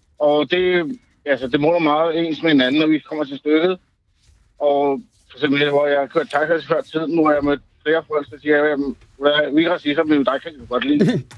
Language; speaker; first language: Danish; early bilingual, other home language; Urdu